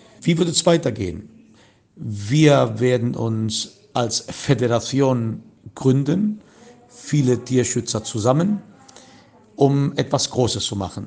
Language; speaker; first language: German; non-native, fluent; Spanish